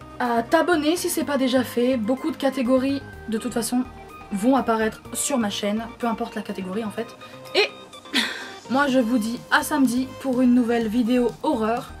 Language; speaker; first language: French; early bilingual, other home language; Portuguese